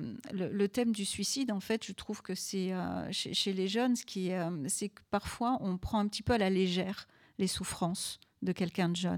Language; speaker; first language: French; native; French